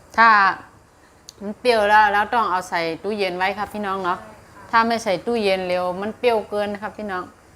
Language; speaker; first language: Thai; native; Thai